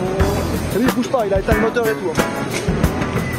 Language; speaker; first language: French; native; French